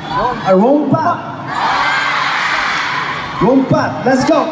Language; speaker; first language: English; non-native, learner; Korean